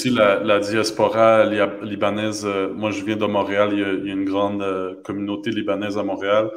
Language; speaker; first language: French; native; French